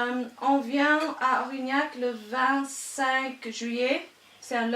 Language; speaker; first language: French; non-native, learner; English